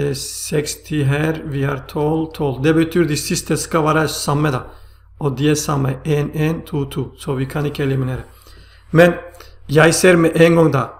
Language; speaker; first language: Swedish; non-native, fluent; Turkish